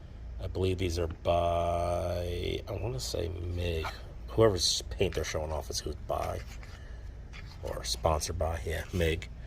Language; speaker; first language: English; native; English